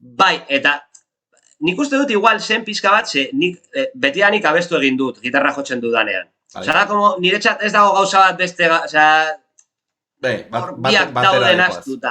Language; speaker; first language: Basque; non-native, local second language; Spanish